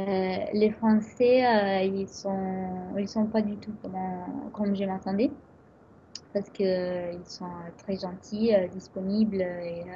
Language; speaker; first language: French; non-native, fluent; Italian